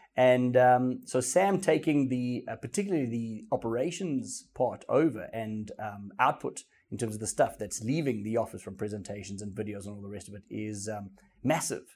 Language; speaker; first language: English; native; English